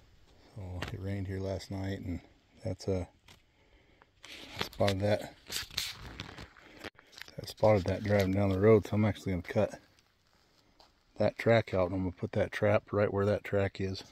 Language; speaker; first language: English; native; English